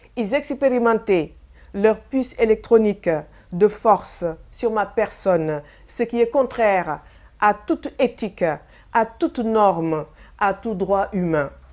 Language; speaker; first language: French; non-native, local second language; Wolof